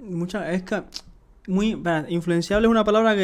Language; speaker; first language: Spanish; native; Spanish